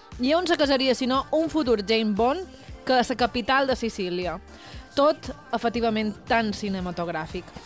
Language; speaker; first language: Catalan; native; Catalan